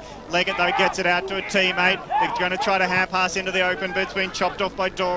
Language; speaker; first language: English; native; English